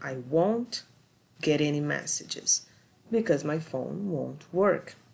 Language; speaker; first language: English; non-native, fluent; Portuguese